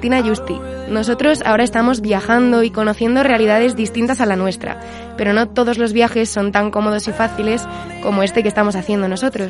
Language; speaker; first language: Spanish; native; Spanish